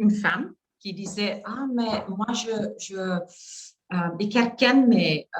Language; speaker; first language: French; non-native, learner; Dutch